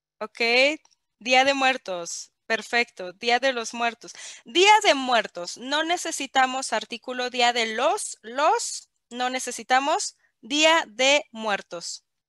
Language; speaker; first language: Spanish; native; Spanish